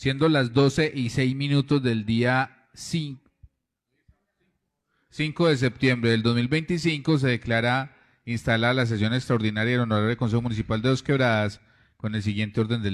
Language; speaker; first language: Spanish; native; Spanish